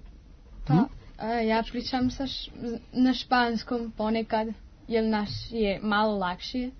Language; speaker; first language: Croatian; early bilingual, heritage; Croatian